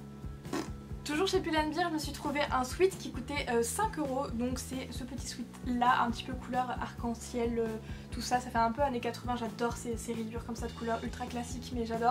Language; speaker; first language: French; native; French